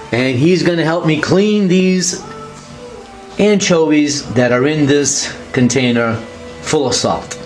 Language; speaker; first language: English; early bilingual, other home language; Italian